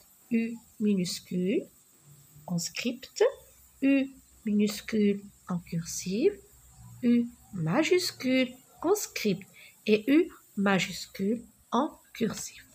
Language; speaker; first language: French; non-native, local second language; Arabic